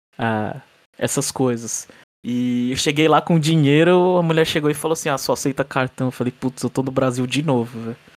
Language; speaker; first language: Portuguese; native; Portuguese